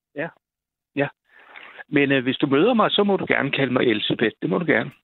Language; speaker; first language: Danish; native; Danish